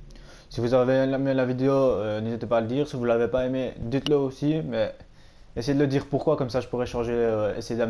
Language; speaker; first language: French; native; French